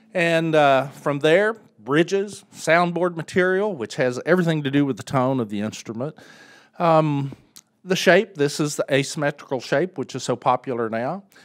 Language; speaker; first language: English; native; English